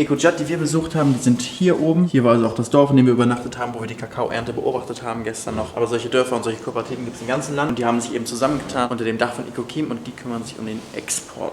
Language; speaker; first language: German; native; German